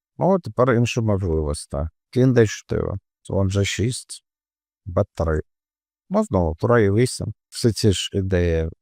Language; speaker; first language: Ukrainian; non-native, local second language; Russian